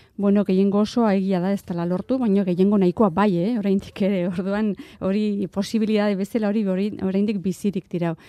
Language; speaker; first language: Basque; non-native, local second language; Spanish